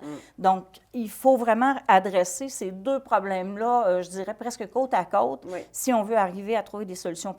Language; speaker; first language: French; native; French